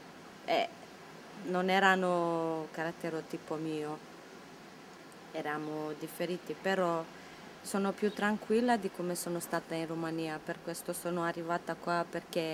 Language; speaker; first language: Italian; non-native, learner; Romanian